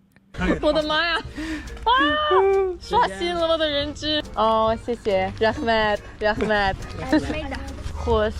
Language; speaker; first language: Chinese; native; Chinese